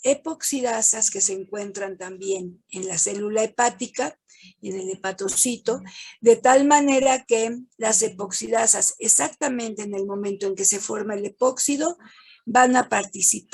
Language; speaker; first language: Spanish; native; Spanish